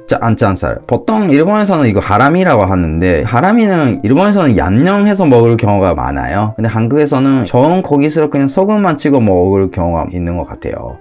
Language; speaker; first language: Korean; non-native, fluent; Japanese